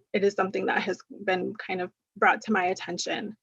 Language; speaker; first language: English; early bilingual, other home language; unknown